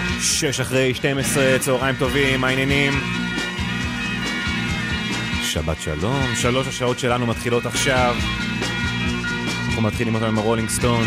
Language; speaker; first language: Hebrew; native; Hebrew